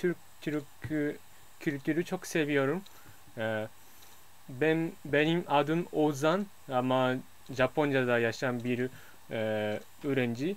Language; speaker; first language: Turkish; non-native, learner; Japanese